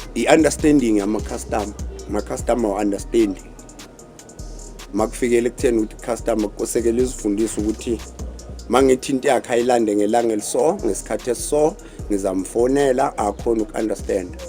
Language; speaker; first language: Zulu; non-native, local second language; South Ndebele